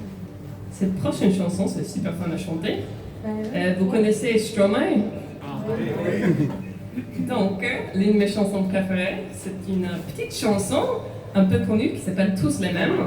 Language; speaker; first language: French; non-native, fluent; English